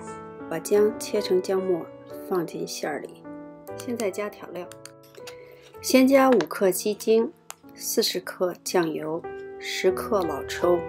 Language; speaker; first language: Chinese; native; Chinese